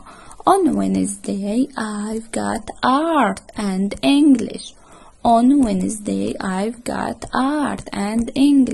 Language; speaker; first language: English; non-native, fluent; Arabic